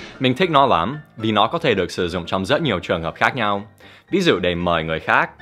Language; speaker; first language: Vietnamese; non-native, fluent; English